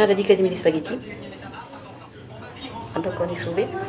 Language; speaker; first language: French; native; French